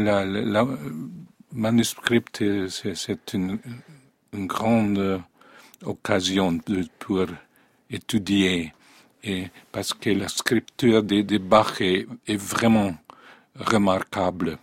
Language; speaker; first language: French; non-native, fluent; Hungarian